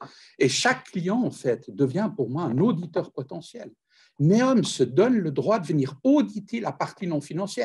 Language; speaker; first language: French; native; French